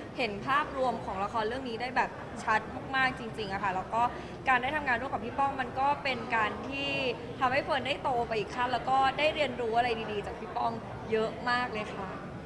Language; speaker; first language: Thai; native; Thai